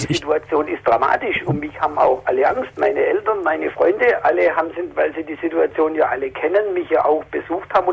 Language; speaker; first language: German; native; German